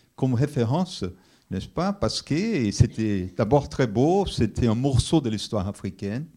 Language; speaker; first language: French; non-native, fluent; Portuguese